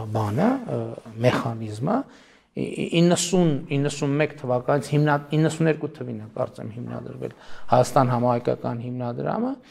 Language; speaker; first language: Armenian; native; Armenian